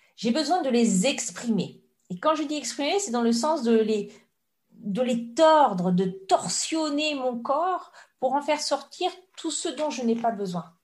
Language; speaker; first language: French; native; French